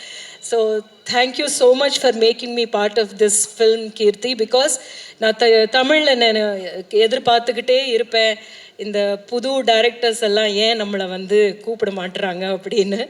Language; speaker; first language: Tamil; native; Tamil